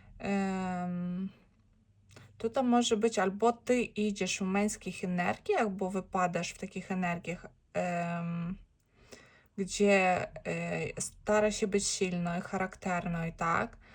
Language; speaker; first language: Polish; non-native, learner; Ukrainian